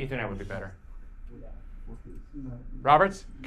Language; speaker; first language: English; native; English